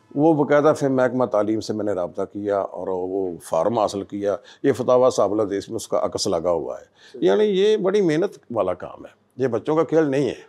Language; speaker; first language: Urdu; native; Urdu